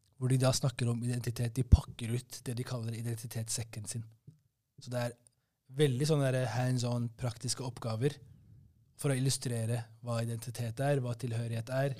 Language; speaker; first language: Norwegian; early bilingual, other home language; Somali